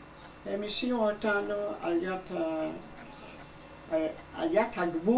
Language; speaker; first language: Hebrew; non-native, fluent; German